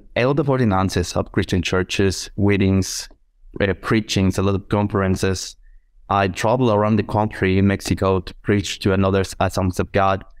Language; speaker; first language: English; non-native, fluent; Spanish